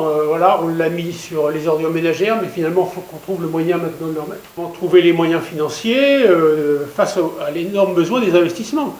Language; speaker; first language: French; native; French